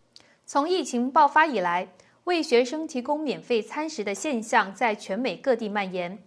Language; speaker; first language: Chinese; native; Chinese